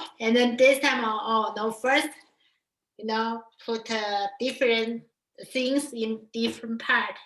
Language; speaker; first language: English; non-native, learner; Chinese